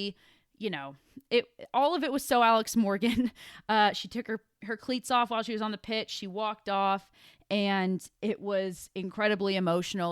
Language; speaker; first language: English; native; English